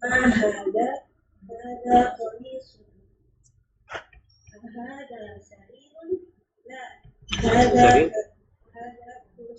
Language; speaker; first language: Arabic; non-native, learner; Indonesian